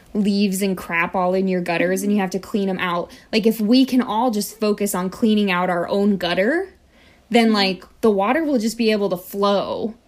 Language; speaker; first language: English; native; English